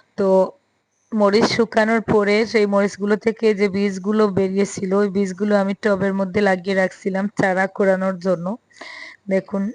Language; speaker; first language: Bangla; native; Bangla